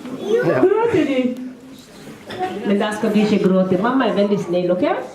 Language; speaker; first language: Swedish; non-native, fluent; Somali